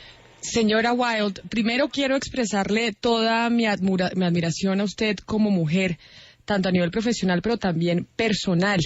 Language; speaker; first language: Spanish; native; Spanish